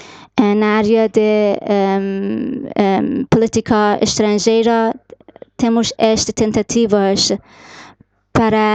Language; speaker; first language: Portuguese; non-native, fluent; Persian